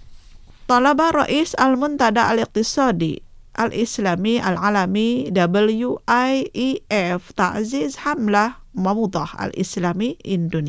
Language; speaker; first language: Arabic; non-native, fluent; Indonesian